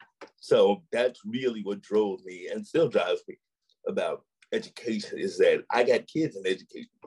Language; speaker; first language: English; native; English